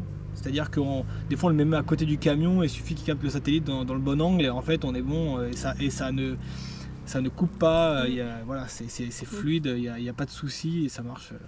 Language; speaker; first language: French; native; French